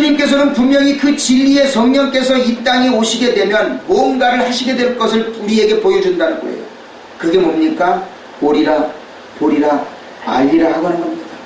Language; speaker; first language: Korean; native; Korean